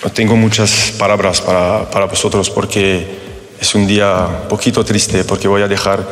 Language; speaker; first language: Spanish; non-native, fluent; French